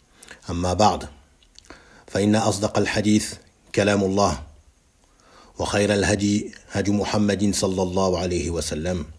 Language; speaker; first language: Arabic; non-native, fluent; French